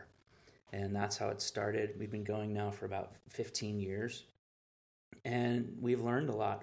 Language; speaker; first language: English; native; English